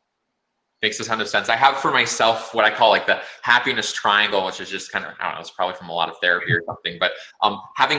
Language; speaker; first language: English; native; English